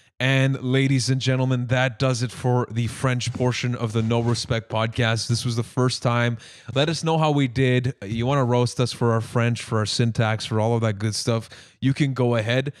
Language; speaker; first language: English; native; English